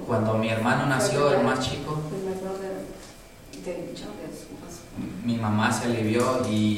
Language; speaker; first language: Spanish; native; Spanish